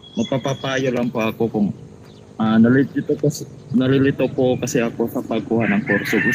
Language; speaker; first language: Filipino; non-native, local second language; Cebuano